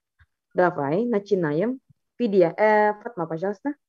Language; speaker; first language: Russian; non-native, fluent; Indonesian